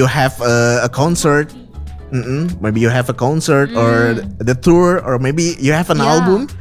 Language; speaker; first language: English; non-native, fluent; Indonesian